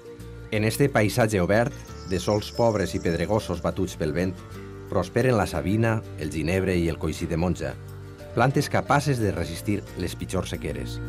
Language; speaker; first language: Catalan; native; Catalan